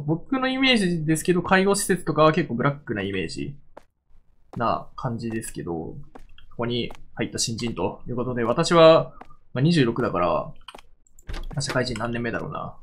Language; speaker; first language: Japanese; native; Japanese